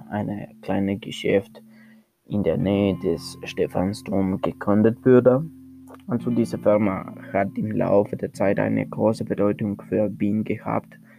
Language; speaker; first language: German; non-native, learner; Spanish